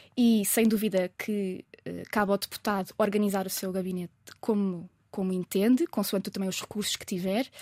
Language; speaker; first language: Portuguese; native; Portuguese